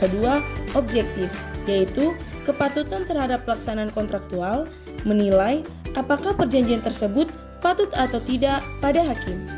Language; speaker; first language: Indonesian; native; Indonesian